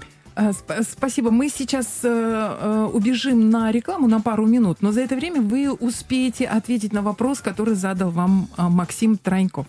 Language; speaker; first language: Russian; native; Russian